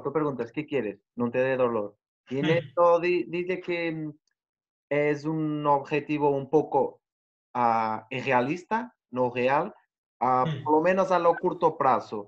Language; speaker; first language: Spanish; non-native, learner; Portuguese